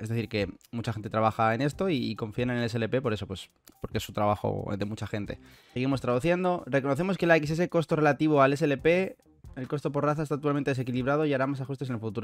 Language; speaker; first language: Spanish; native; Spanish